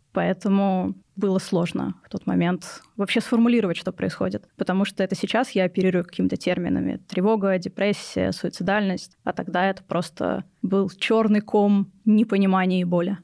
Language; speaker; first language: Russian; native; Russian